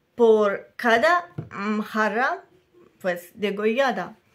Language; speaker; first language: Spanish; non-native, fluent; Russian